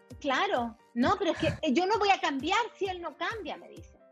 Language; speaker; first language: Spanish; early bilingual, heritage; Spanish